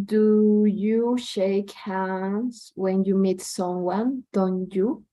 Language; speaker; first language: English; non-native, learner; Spanish